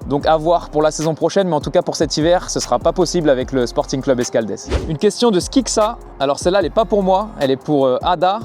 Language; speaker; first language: French; native; French